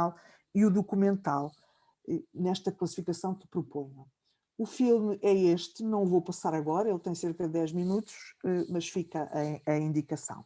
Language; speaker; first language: Portuguese; native; Portuguese